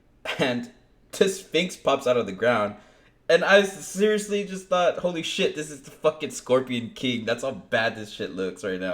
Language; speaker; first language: English; native; English